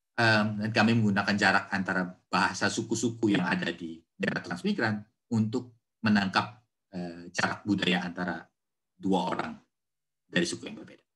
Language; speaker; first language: Indonesian; native; Indonesian